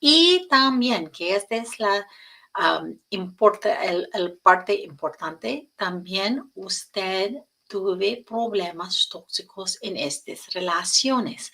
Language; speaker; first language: Spanish; non-native, learner; English